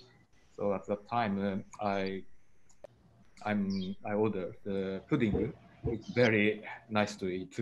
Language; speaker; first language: English; non-native, learner; Japanese